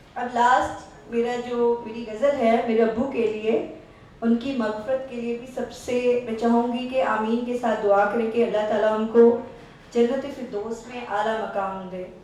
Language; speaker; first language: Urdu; non-native, local second language; Saraiki